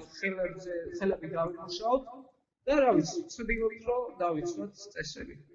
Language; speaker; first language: Georgian; non-native, local second language; Azerbaijani